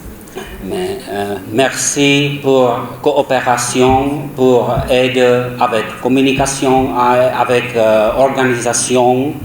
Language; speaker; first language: French; non-native, learner; Czech